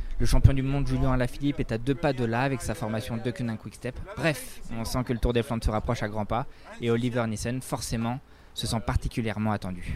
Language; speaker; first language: French; native; French